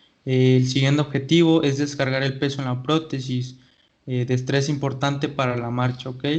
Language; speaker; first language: Spanish; native; Spanish